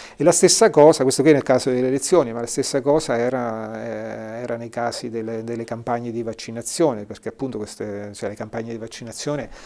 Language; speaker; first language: Italian; native; Italian